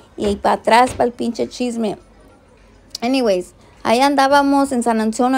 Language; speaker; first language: Spanish; early bilingual, heritage; Spanish